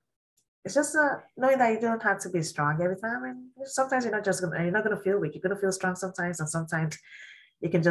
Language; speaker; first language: English; non-native, local second language; Yoruba